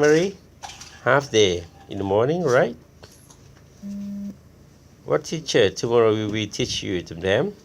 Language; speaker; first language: English; non-native, learner; Thai